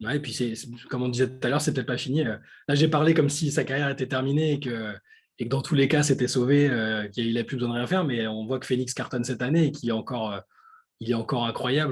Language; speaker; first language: French; native; French